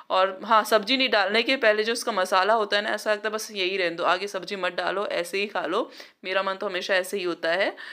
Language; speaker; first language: Hindi; non-native, local second language; Marathi